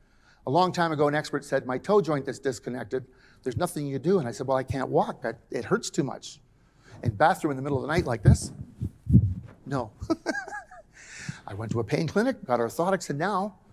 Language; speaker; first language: English; native; English